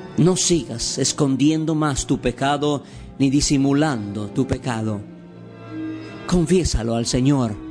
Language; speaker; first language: Spanish; native; Spanish